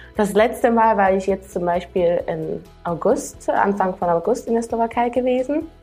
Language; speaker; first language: German; non-native, fluent; Slovak